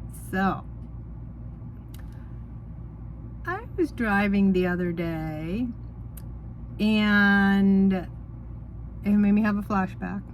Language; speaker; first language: English; native; English